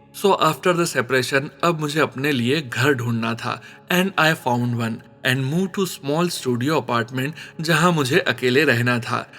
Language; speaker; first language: Hindi; native; Hindi